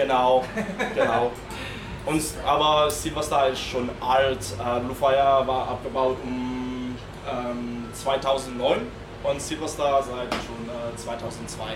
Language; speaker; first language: German; non-native, learner; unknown